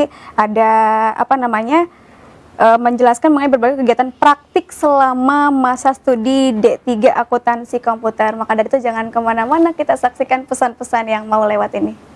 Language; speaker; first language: Indonesian; native; Indonesian